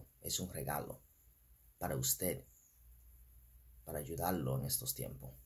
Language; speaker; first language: Spanish; non-native, fluent; English